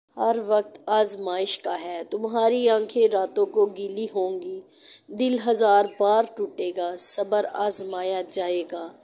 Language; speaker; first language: Urdu; non-native, local second language; Punjabi